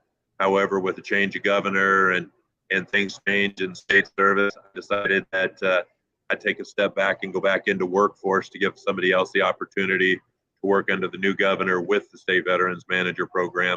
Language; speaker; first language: English; native; English